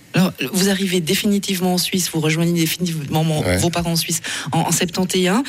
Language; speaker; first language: French; native; French